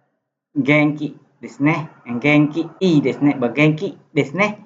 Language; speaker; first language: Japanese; non-native, fluent; Khmer